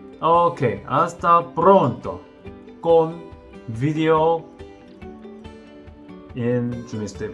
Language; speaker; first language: Spanish; non-native, learner; Korean